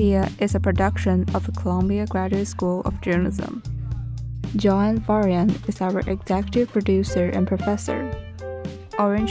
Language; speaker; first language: English; non-native, fluent; Chinese